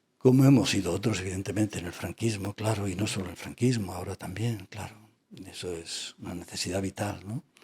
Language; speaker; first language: Spanish; non-native, local second language; Catalan